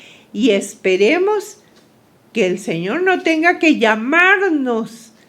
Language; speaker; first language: Spanish; native; Spanish